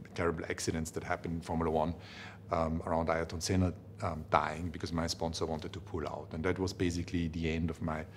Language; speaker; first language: English; non-native, fluent; German